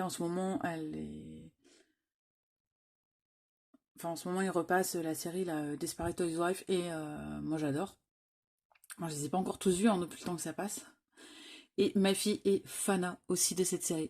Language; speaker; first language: French; native; French